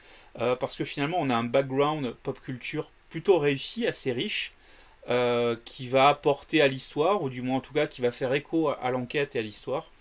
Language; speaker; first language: French; native; French